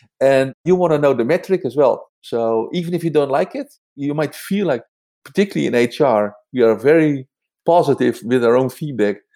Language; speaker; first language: English; non-native, fluent; Dutch